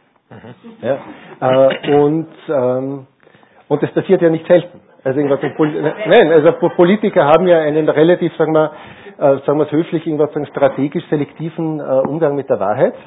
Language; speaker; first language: German; native; German